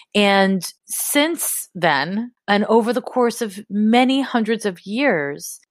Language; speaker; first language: English; native; English